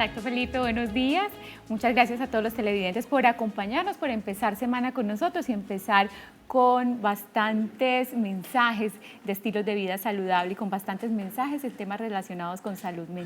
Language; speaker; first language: Spanish; native; Spanish